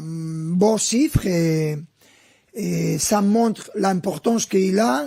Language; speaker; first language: French; non-native, fluent; Spanish